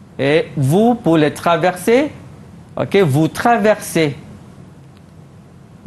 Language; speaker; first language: French; non-native, fluent; Malay